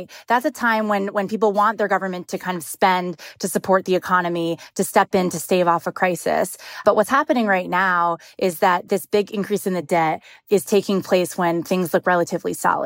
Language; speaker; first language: English; native; English